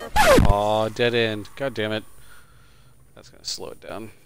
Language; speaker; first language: English; native; English